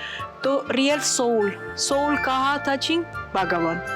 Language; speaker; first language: Hindi; non-native, learner; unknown